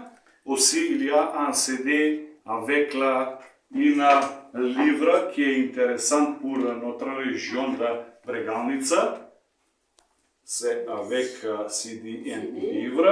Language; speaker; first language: French; non-native, learner; Macedonian